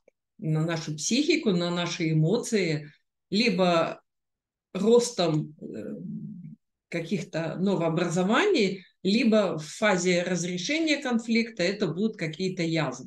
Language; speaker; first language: Russian; native; Russian